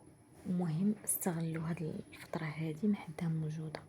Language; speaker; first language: Arabic; native; Arabic